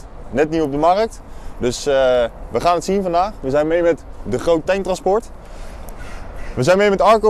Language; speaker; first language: Dutch; native; Dutch